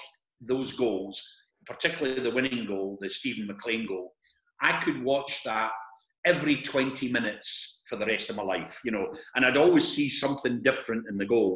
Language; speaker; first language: English; native; English